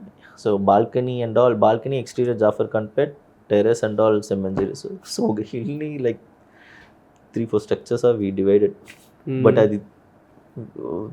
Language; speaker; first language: Telugu; early bilingual, heritage; Telugu